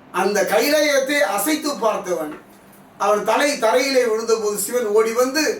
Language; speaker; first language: Tamil; native; Tamil